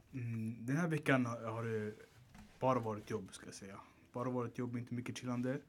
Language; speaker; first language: Swedish; early bilingual, other home language; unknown